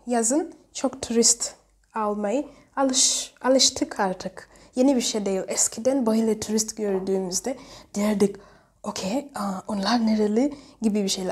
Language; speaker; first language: Turkish; non-native, learner; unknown